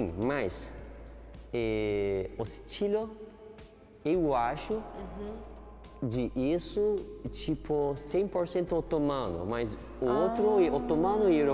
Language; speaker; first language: Portuguese; non-native, learner; Turkish